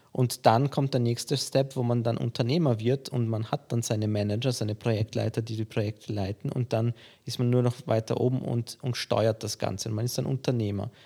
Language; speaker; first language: German; early bilingual, other home language; Polish